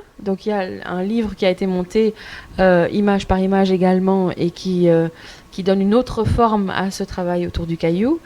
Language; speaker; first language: French; native; French